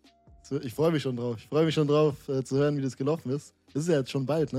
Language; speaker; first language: German; native; German